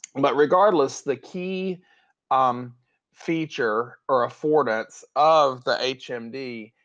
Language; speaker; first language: English; native; English